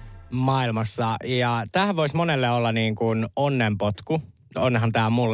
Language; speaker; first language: Finnish; native; Finnish